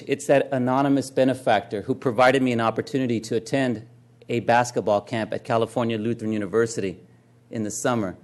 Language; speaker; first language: English; native; English